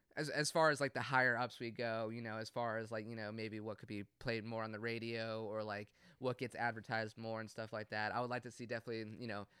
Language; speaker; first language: English; native; English